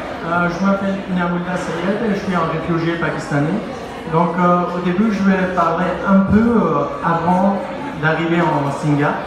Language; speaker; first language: French; non-native, learner; Pashto